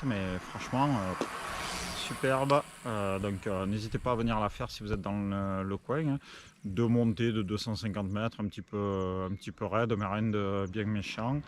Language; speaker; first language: French; native; French